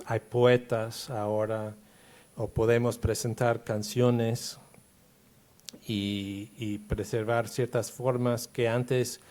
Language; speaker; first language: Spanish; non-native, fluent; English